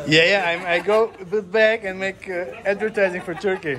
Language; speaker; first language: English; non-native, fluent; German